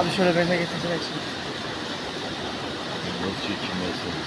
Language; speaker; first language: Turkish; non-native, learner; Hindi